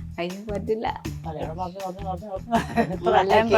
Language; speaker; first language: Malayalam; non-native, learner; Nepali